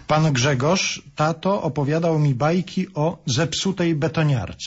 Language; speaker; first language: Polish; native; Polish